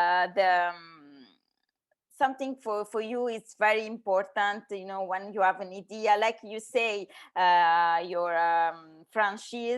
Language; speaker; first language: English; non-native, learner; Italian